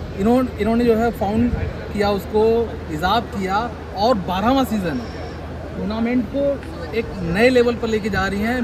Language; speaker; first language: Hindi; native; Hindi